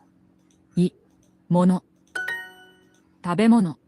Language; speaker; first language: Japanese; non-native, learner; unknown